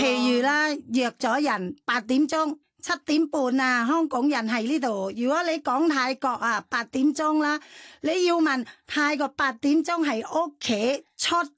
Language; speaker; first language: Chinese; non-native, fluent; Thai